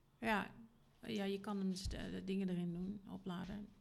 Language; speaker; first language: Dutch; native; Dutch